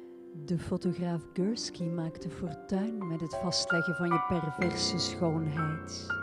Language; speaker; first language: Dutch; native; Dutch